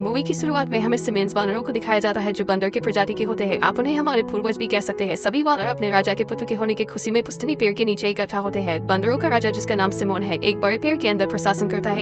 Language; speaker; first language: Hindi; native; Hindi